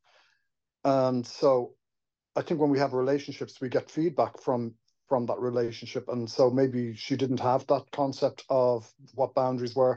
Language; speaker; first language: English; native; English